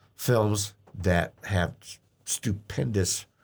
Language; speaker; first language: English; native; English